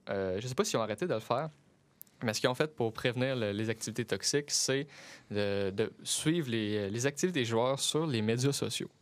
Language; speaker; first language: French; native; French